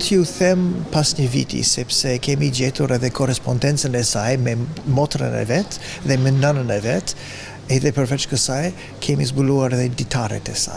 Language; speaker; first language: Albanian; non-native, fluent; English